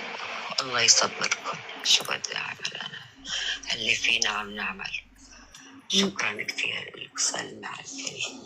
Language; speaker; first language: Arabic; native; Arabic